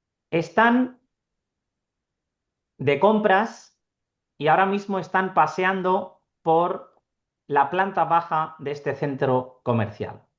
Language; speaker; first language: Spanish; non-native, fluent; Urdu